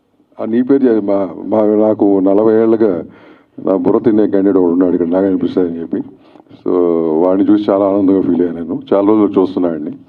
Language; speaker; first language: Telugu; native; Telugu